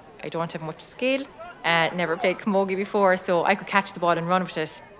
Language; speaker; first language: English; native; English